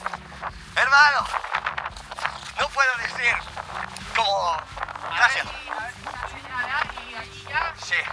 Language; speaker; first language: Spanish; non-native, learner; English